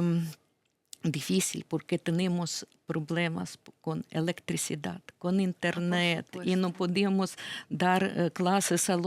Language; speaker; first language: Spanish; non-native, fluent; Ukrainian